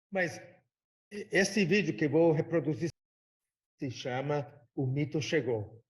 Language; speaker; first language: Portuguese; non-native, fluent; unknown